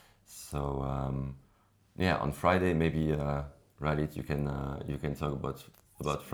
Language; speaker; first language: English; non-native, fluent; French